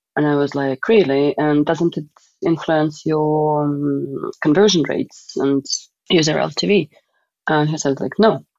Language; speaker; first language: English; non-native, fluent; Russian